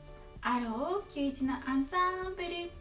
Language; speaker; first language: French; non-native, learner; Japanese